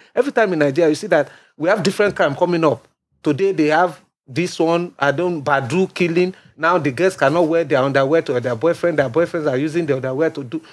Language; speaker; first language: English; non-native, local second language; Yoruba